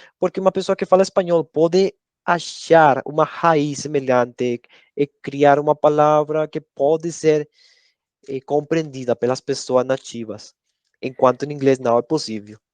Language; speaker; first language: Portuguese; non-native, learner; Spanish